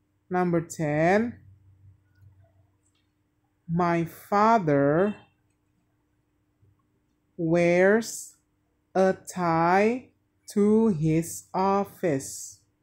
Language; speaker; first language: English; non-native, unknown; Indonesian